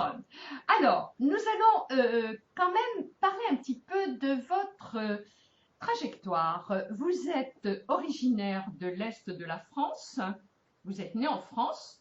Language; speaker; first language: French; native; French